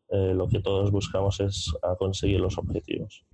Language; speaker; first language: Spanish; non-native, fluent; Hungarian